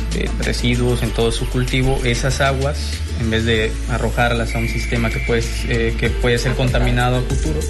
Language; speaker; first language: Spanish; native; Spanish